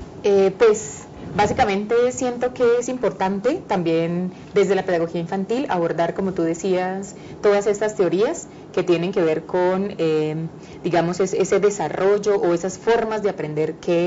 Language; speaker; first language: Spanish; native; Spanish